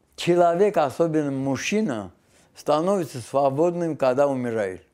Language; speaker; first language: Russian; non-native, local second language; Armenian